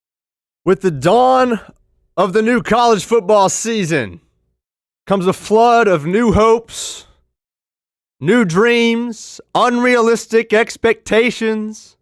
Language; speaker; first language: English; native; English